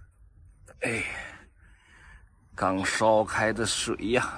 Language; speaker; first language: Chinese; native; Chinese